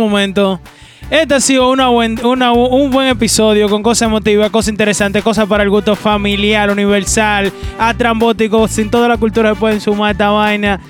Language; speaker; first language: Spanish; native; Spanish